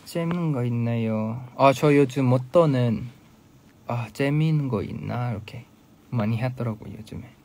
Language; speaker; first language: Korean; non-native, fluent; Thai